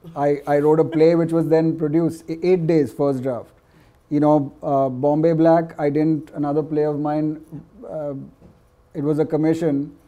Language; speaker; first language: English; non-native, local second language; Gujarati